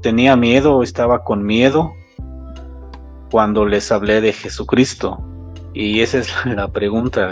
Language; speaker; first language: Spanish; non-native, local second language; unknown